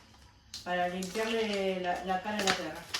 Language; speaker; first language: Spanish; native; Spanish